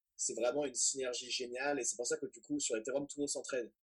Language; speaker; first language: French; native; French